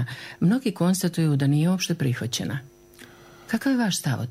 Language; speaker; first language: Serbian; native; Serbian